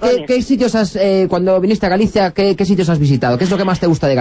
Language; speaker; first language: Spanish; native; Spanish